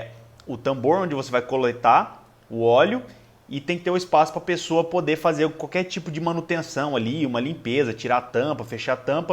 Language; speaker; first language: Portuguese; native; Portuguese